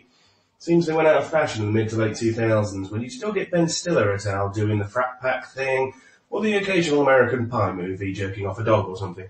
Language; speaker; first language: English; native; English